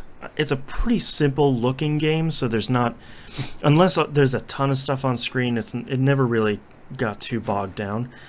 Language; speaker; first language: English; native; English